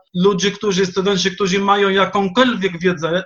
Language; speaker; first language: Polish; non-native, fluent; Arabic